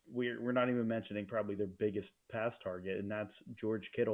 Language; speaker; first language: English; native; English